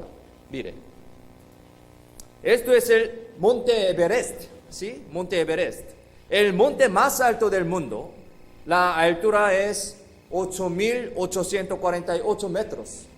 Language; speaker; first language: Spanish; non-native, fluent; Korean